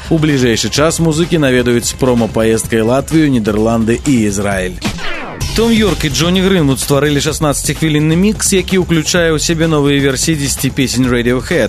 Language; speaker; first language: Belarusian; native; Belarusian